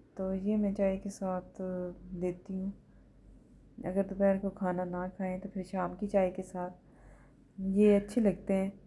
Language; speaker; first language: Urdu; native; Urdu